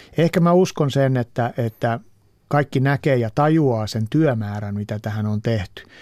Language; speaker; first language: Finnish; native; Finnish